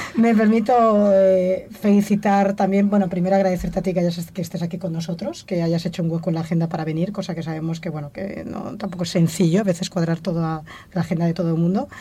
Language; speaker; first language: Spanish; non-native, local second language; Catalan